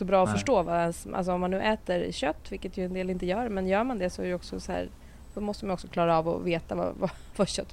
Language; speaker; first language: Swedish; native; Swedish